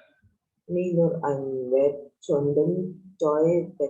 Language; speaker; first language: German; non-native, learner; Indonesian